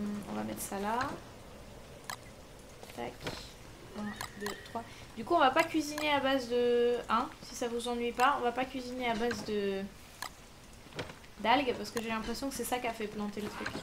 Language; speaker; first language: French; native; French